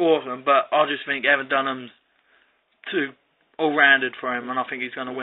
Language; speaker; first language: English; native; English